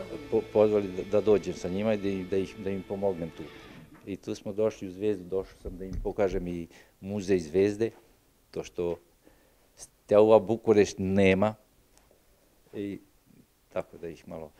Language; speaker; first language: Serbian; early bilingual, heritage; Serbian